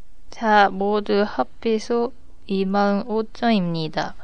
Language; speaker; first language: Korean; non-native, learner; Japanese